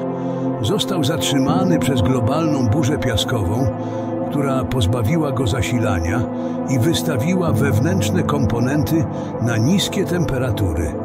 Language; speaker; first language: Polish; native; Polish